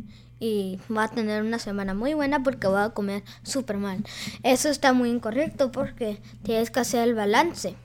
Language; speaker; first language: Spanish; early bilingual, heritage; Spanish